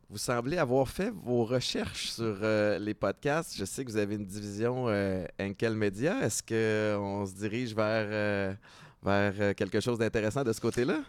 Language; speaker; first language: French; native; French